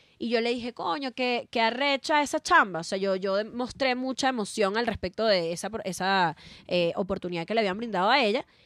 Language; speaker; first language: Spanish; native; Spanish